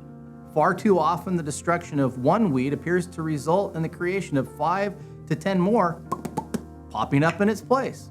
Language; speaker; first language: English; native; English